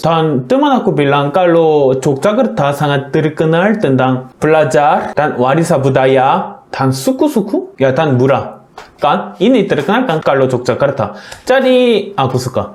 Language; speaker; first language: Indonesian; non-native, learner; Korean